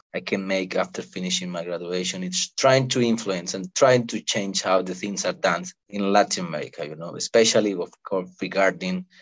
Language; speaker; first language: English; non-native, fluent; Spanish